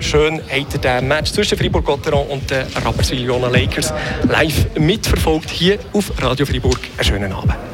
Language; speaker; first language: German; native; German